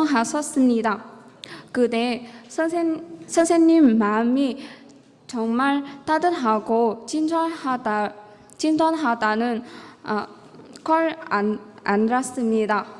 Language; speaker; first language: Korean; non-native, learner; Vietnamese